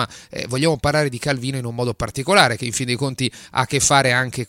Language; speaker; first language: Italian; native; Italian